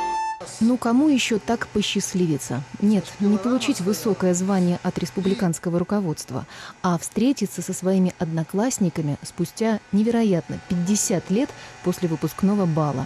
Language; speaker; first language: Russian; native; Russian